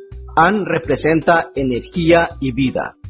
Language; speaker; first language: Spanish; non-native, local second language; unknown